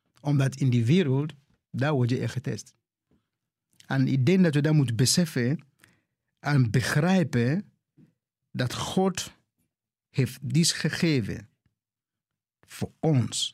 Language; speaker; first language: Dutch; non-native, fluent; English